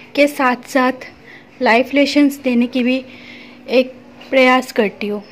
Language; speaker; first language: Hindi; non-native, local second language; Assamese